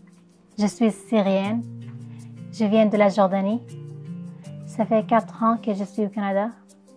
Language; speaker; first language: French; non-native, learner; Arabic